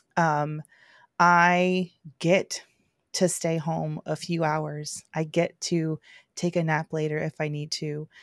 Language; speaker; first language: English; native; English